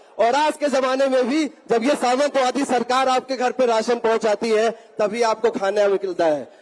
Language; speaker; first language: Hindi; native; Hindi